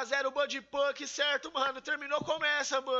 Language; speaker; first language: Portuguese; native; Portuguese